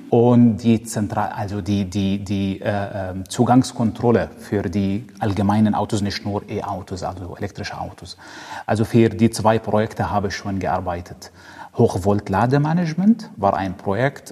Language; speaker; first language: German; non-native, fluent; Arabic